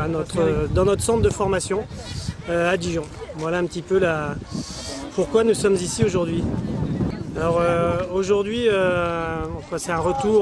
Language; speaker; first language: French; native; French